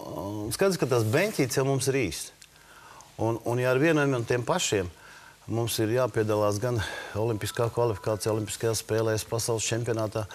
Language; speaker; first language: Latvian; native; Latvian